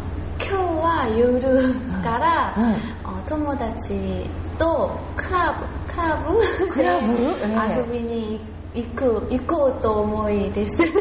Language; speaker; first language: Japanese; non-native, learner; Korean